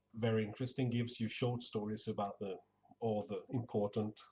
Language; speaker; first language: English; non-native, fluent; Swedish